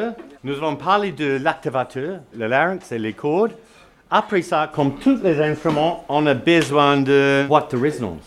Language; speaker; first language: French; non-native, learner; English